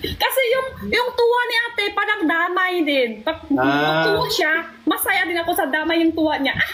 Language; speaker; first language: Filipino; non-native, learner; Chinese